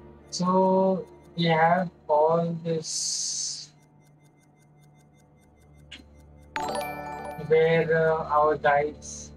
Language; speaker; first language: English; non-native, local second language; Hindi